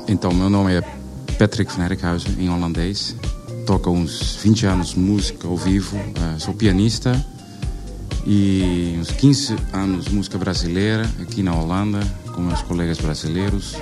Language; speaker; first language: Portuguese; non-native, learner; Dutch